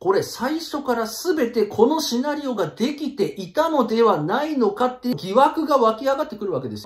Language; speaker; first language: Japanese; native; Japanese